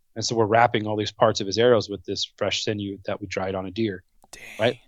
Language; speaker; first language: English; native; English